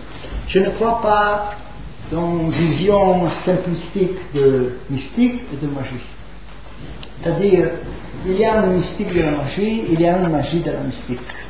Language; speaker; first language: French; non-native, fluent; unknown